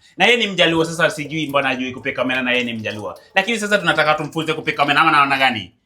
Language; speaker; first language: Swahili; non-native, local second language; Luo (Kenya and Tanzania)